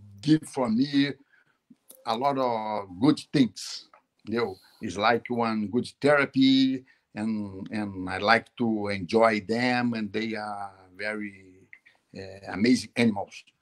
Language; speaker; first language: English; non-native, learner; Portuguese